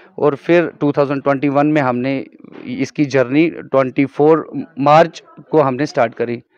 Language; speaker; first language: Hindi; non-native, local second language; Kashmiri